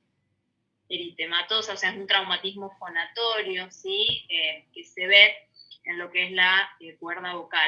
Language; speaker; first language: Spanish; native; Spanish